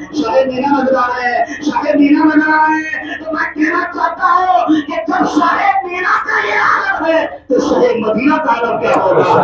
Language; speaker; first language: Urdu; native; Urdu